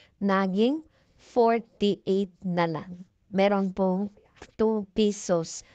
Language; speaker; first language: Filipino; non-native, local second language; Cebuano